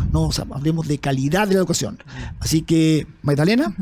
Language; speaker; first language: Spanish; native; Spanish